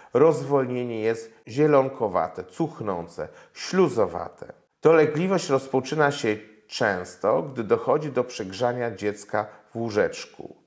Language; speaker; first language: Polish; native; Polish